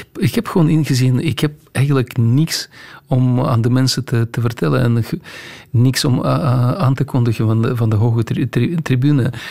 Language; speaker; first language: Dutch; non-native, fluent; Russian